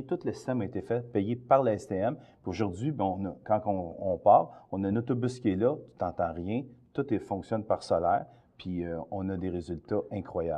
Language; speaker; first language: French; native; French